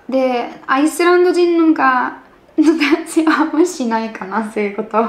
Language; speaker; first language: Japanese; non-native, fluent; Icelandic